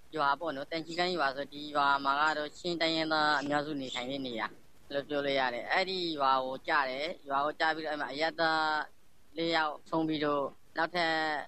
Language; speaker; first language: Burmese; native; Burmese